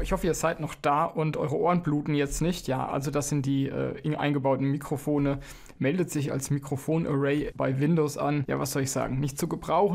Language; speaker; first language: German; native; German